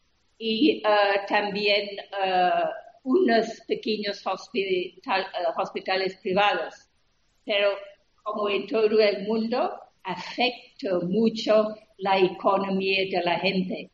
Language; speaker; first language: Spanish; non-native, fluent; English